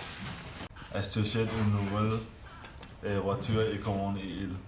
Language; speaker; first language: French; non-native, learner; Danish